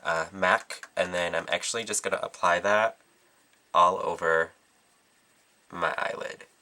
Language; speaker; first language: English; native; English